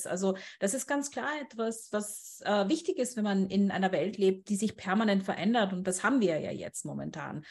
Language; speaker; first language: German; native; German